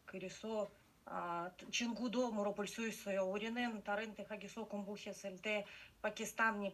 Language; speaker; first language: Korean; non-native, learner; Russian